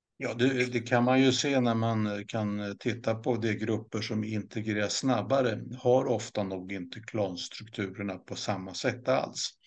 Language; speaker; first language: Swedish; native; Swedish